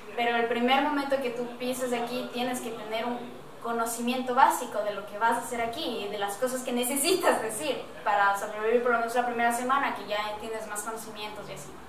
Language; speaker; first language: Spanish; native; Spanish